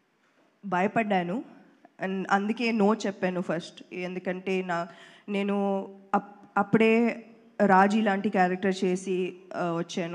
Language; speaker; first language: Telugu; non-native, fluent; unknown